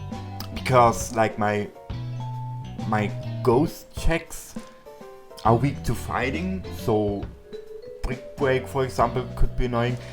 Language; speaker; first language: English; non-native, fluent; German